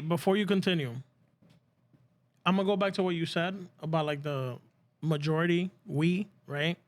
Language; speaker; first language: English; early bilingual, other home language; Spanish